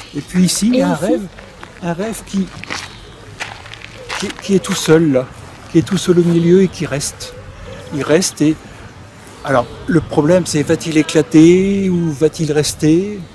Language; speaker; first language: French; native; French